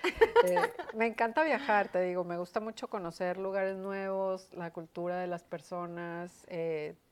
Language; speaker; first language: Spanish; native; Spanish